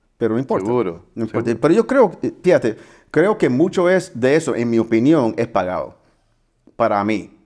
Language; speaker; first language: Spanish; early bilingual, heritage; Spanish